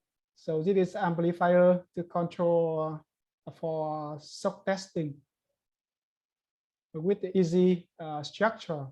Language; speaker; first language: English; non-native, learner; Vietnamese